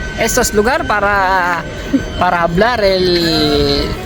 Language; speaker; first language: Spanish; non-native, learner; Filipino